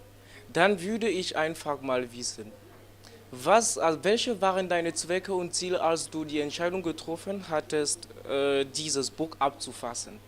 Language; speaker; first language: German; non-native, learner; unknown